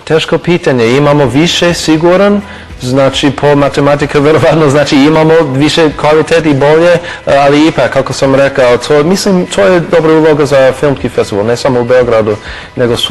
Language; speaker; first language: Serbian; non-native, fluent; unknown